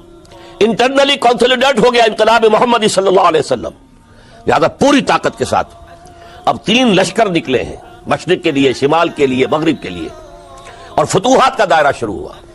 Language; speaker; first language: Urdu; native; Urdu